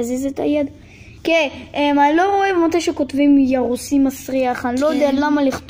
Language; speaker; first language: Hebrew; native; Hebrew